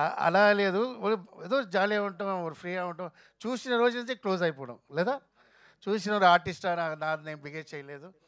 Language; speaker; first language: Telugu; non-native, fluent; Tamil